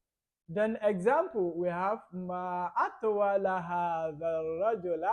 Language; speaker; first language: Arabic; non-native, fluent; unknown